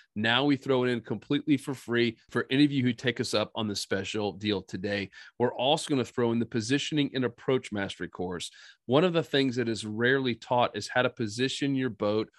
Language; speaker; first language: English; native; English